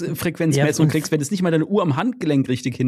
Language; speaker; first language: German; native; German